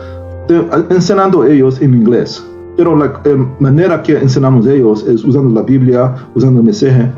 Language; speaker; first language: Spanish; non-native, learner; Korean